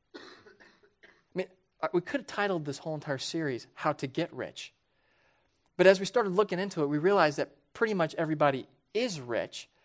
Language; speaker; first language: English; native; English